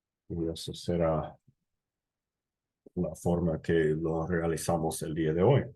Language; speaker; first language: Spanish; non-native, fluent; English